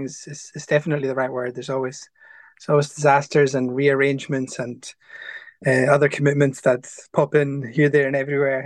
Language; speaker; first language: English; native; English